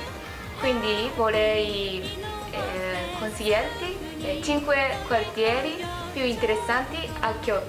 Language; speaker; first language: Italian; non-native, learner; Japanese